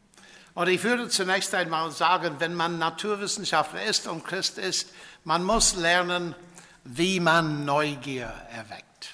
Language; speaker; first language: German; non-native, fluent; English